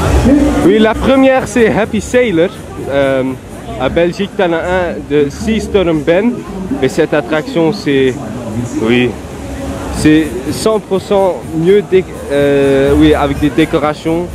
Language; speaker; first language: French; non-native, learner; Dutch